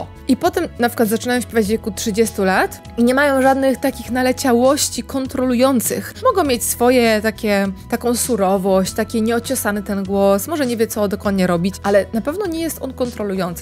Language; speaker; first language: Polish; native; Polish